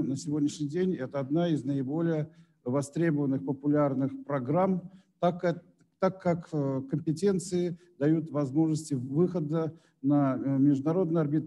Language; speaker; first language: Russian; native; Russian